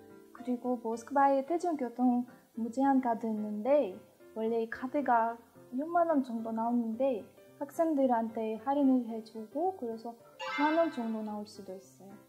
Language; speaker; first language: Korean; non-native, fluent; Russian